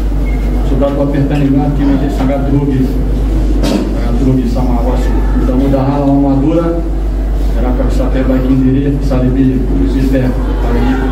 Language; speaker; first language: Indonesian; non-native, fluent; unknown